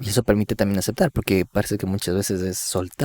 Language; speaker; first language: Spanish; native; Spanish